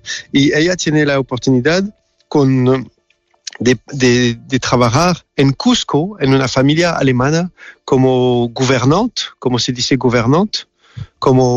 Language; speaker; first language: Spanish; non-native, learner; French